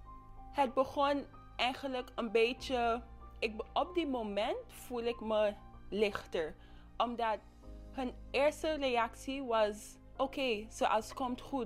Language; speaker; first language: Dutch; non-native, local second language; English